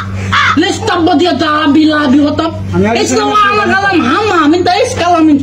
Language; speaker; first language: Arabic; non-native, learner; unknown